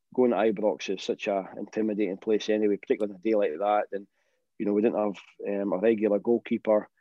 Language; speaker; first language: English; native; English